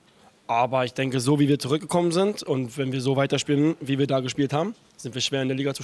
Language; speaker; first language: German; native; German